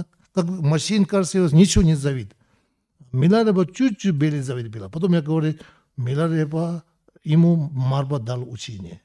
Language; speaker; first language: Russian; non-native, learner; Tibetan